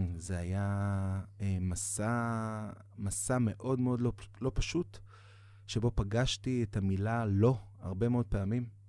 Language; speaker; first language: Hebrew; native; Hebrew